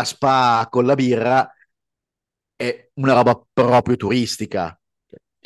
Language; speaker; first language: Italian; native; Italian